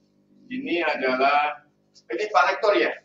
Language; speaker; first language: Indonesian; native; Indonesian